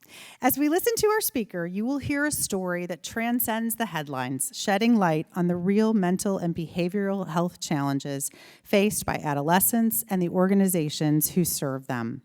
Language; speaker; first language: English; native; English